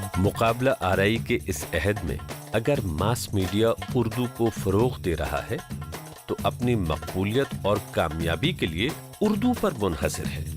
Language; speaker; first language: Urdu; native; Urdu